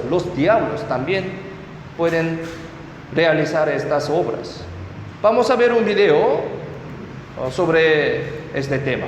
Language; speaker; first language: Spanish; non-native, fluent; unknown